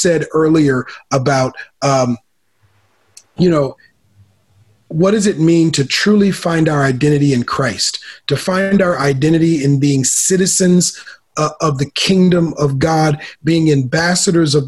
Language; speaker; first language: English; native; English